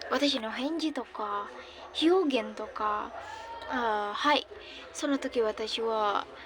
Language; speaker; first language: Japanese; non-native, learner; Indonesian